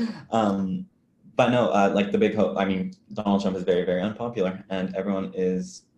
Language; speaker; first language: English; native; English